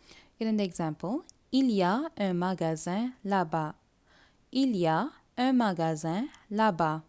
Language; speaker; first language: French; non-native, fluent; Tamil